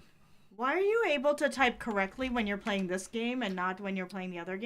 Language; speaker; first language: English; native; English